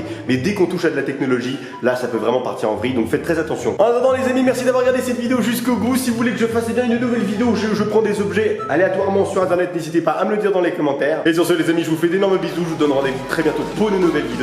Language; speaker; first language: French; native; French